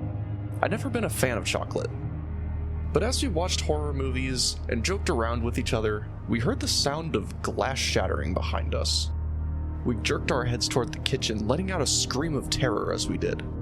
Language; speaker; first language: English; native; English